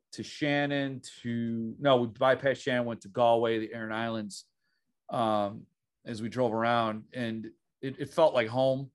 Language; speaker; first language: English; native; English